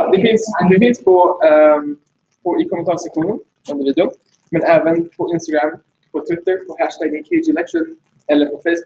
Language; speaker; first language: Swedish; native; Swedish